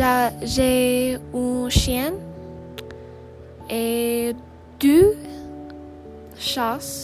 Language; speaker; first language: French; non-native, learner; English